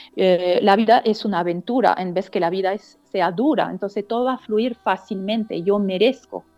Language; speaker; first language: Spanish; non-native, fluent; French